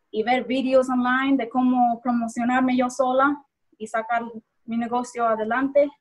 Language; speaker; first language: Spanish; early bilingual, heritage; Spanish